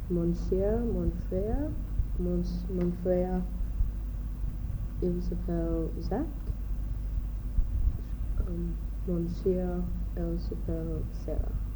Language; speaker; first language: French; non-native, learner; English